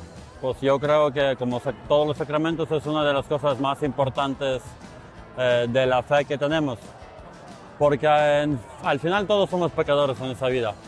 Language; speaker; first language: Spanish; non-native, fluent; Ukrainian